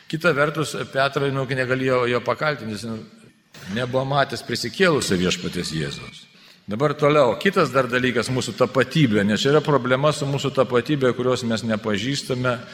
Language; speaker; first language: Lithuanian; native; Lithuanian